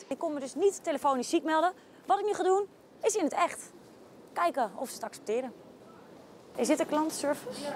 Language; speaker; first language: Dutch; native; Dutch